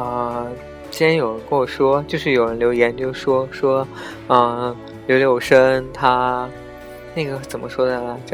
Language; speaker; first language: Chinese; native; Chinese